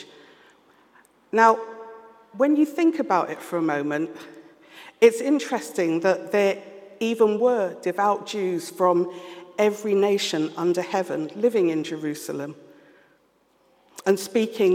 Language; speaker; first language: English; native; English